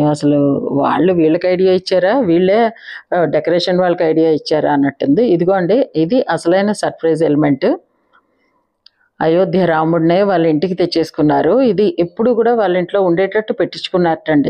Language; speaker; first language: Telugu; native; Telugu